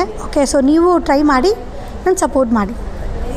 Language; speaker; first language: Kannada; non-native, local second language; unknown